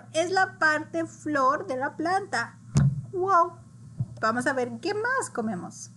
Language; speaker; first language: Spanish; early bilingual, heritage; English